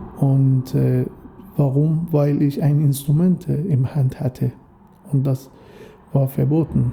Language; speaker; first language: German; non-native, fluent; Persian